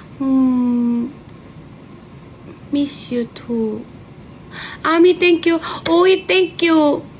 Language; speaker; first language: English; non-native, learner; Korean